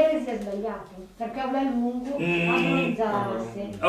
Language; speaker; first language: Italian; native; Italian